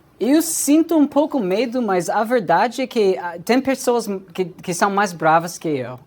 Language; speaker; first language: Portuguese; non-native, fluent; English